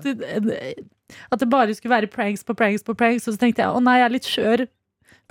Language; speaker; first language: Norwegian; native; Norwegian